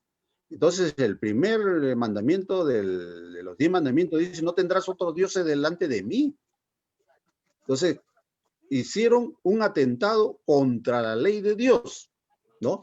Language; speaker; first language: Spanish; native; Spanish